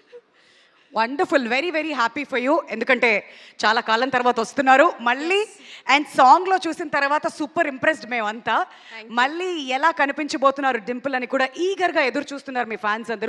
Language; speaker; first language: Telugu; native; Telugu